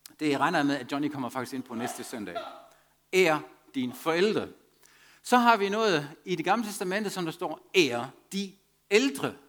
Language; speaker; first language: Danish; non-native, fluent; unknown